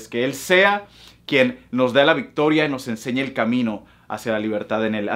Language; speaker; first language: Spanish; native; Spanish